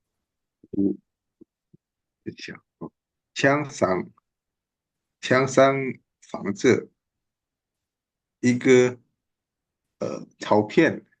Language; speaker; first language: Chinese; non-native, learner; Indonesian